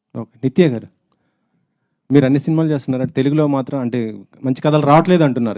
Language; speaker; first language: Telugu; native; Telugu